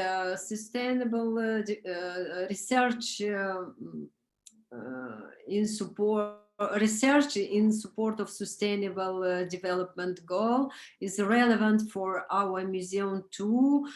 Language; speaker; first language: English; non-native, learner; Romanian